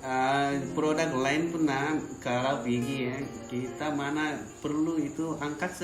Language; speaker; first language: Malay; non-native, local second language; Tamil